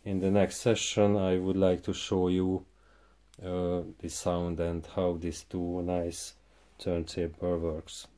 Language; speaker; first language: English; non-native, learner; Hungarian